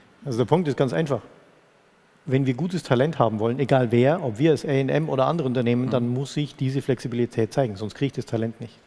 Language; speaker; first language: German; native; German